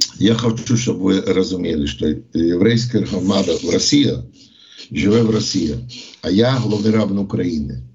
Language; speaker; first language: Ukrainian; non-native, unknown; English